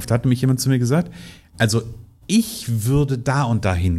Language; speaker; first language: German; native; German